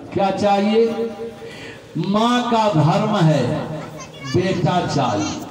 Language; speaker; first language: Hindi; native; Hindi